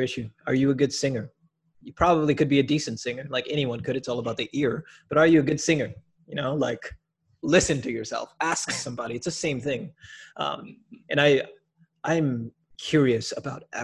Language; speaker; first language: English; native; English